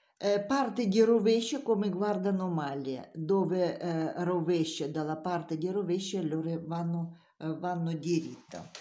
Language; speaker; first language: Italian; non-native, learner; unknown